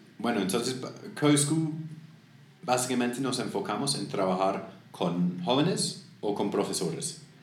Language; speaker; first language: Spanish; non-native, fluent; English